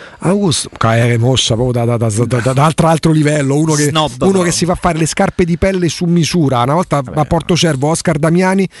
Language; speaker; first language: Italian; native; Italian